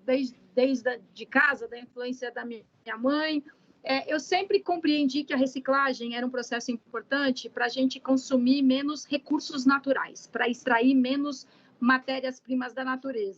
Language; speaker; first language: Portuguese; native; Portuguese